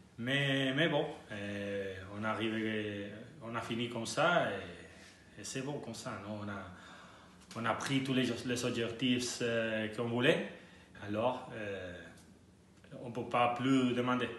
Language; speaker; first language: French; non-native, learner; Spanish